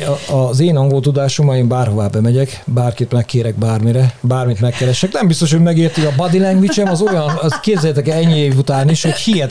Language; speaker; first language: Hungarian; native; Hungarian